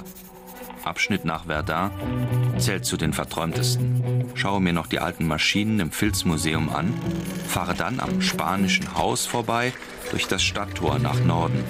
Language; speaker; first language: German; native; German